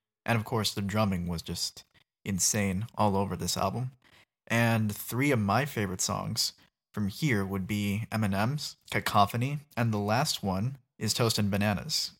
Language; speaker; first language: English; native; English